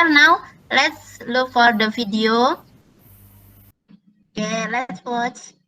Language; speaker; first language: English; non-native, learner; Indonesian